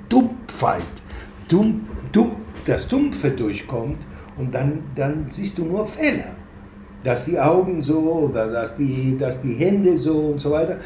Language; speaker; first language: German; non-native, fluent; Spanish